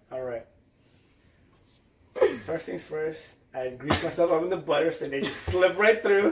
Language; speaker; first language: English; early bilingual, other home language; Spanish